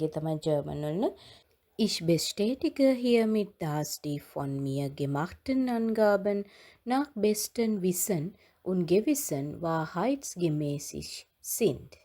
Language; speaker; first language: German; non-native, fluent; Sinhala